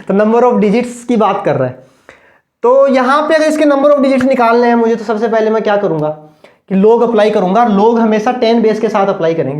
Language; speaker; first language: Hindi; native; Hindi